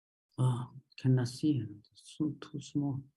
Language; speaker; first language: English; non-native, learner; Japanese